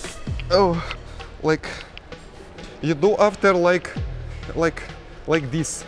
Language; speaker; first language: English; non-native, learner; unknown